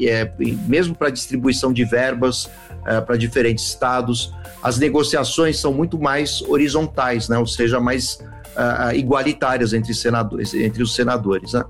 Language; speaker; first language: Portuguese; native; Portuguese